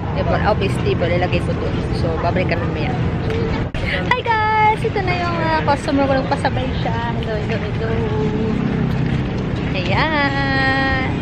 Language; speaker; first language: Filipino; non-native, local second language; Cebuano